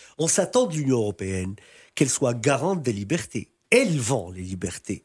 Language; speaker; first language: French; non-native, local second language; Arabic